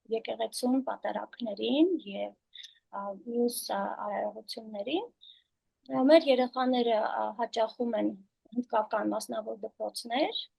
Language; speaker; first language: Armenian; native; Armenian